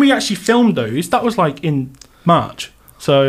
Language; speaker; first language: English; native; English